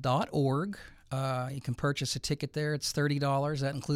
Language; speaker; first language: English; native; English